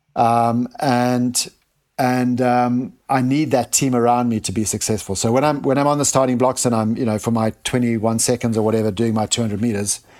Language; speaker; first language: English; native; English